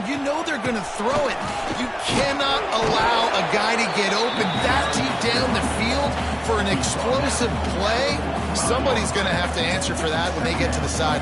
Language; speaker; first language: English; native; English